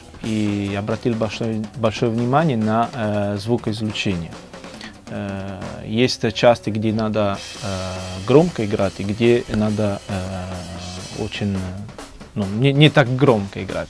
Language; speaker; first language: Russian; non-native, fluent; Italian